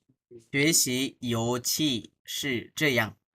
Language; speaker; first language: Chinese; non-native, fluent; Bangla